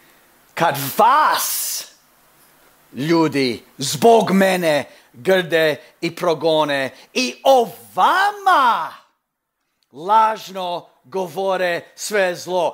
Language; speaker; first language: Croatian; early bilingual, heritage; Croatian